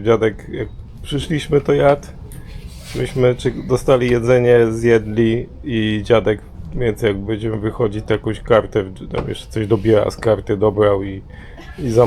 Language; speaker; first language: Polish; native; Polish